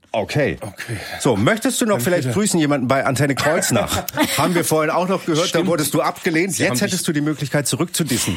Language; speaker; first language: German; native; German